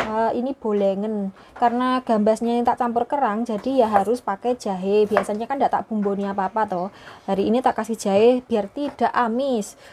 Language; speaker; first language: Indonesian; non-native, local second language; Javanese